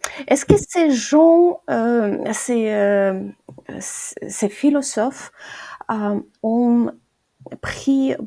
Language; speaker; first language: French; non-native, fluent; Ukrainian